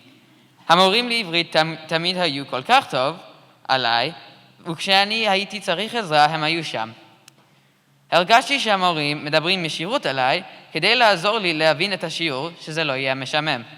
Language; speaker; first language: Hebrew; non-native, learner; English